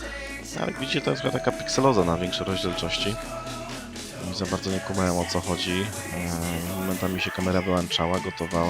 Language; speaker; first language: Polish; native; Polish